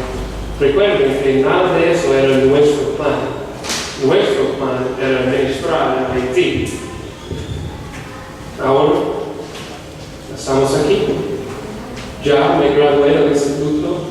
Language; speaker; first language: Spanish; non-native, fluent; English